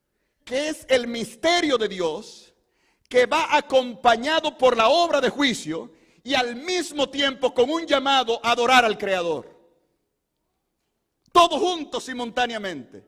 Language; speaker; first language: Spanish; native; Spanish